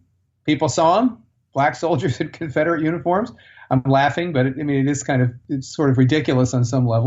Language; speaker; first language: English; native; English